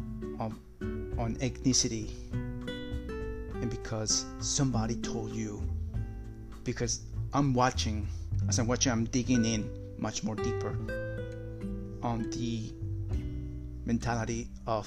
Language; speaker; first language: English; non-native, fluent; Spanish